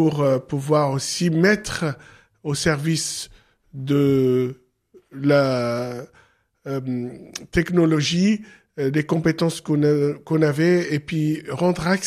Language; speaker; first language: French; non-native, local second language; Arabic